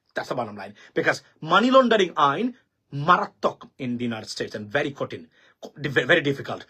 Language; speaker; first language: English; non-native, local second language; Bangla